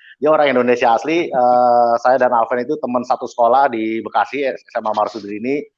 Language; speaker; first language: Indonesian; native; Indonesian